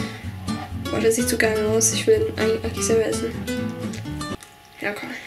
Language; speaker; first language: German; native; German